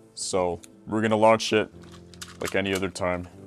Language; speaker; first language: English; native; English